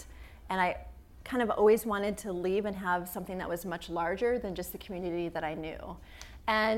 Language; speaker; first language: English; native; English